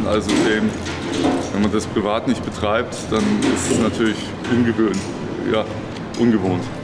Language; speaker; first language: German; native; German